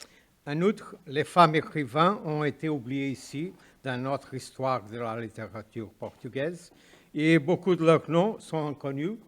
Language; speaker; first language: French; non-native, fluent; Portuguese